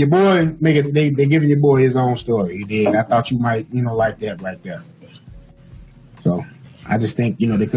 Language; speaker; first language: English; native; English